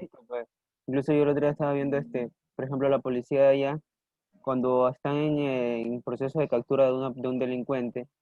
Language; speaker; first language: Spanish; native; Spanish